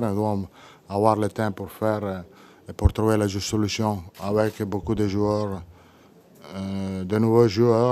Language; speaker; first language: French; non-native, learner; Italian